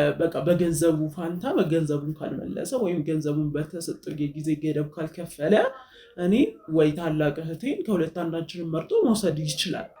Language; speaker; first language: Amharic; native; Amharic